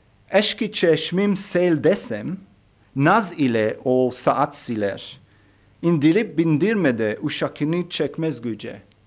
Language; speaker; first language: Turkish; non-native, fluent; Hebrew